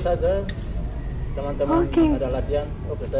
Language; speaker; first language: Indonesian; non-native, learner; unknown